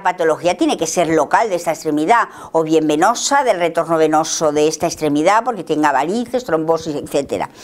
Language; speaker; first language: Spanish; native; Spanish